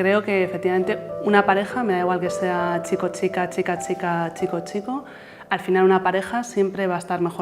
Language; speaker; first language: Spanish; native; Spanish